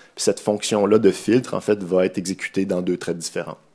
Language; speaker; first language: French; native; French